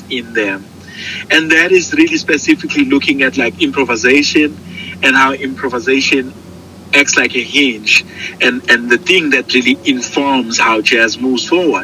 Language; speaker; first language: English; non-native, local second language; Zulu